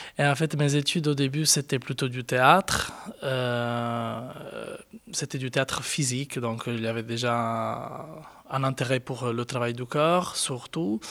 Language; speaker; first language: French; non-native, fluent; Italian